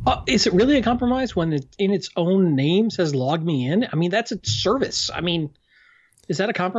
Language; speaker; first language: English; native; English